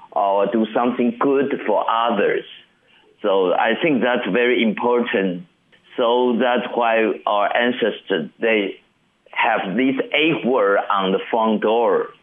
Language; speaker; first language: English; non-native, learner; Chinese